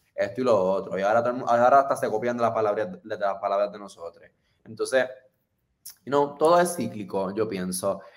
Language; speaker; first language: Spanish; early bilingual, other home language; English